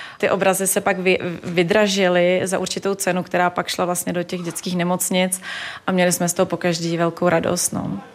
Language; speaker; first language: Czech; native; Czech